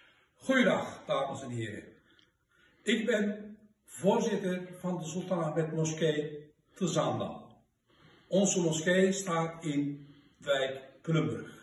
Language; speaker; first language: Dutch; non-native, local second language; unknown